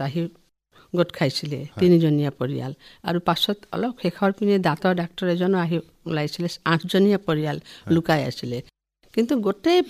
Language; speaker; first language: Assamese; non-native, local second language; Nepali